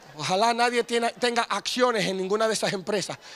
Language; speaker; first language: Spanish; early bilingual, heritage; Spanish